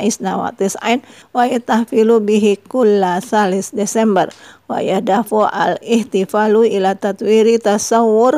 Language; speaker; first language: Arabic; non-native, fluent; Indonesian